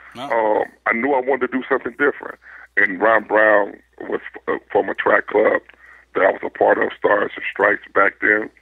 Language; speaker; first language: English; native; English